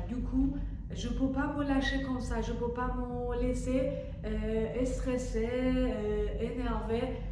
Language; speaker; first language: French; non-native, fluent; Persian